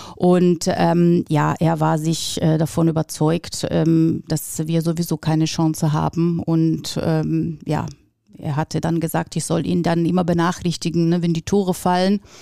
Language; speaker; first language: German; non-native, fluent; Italian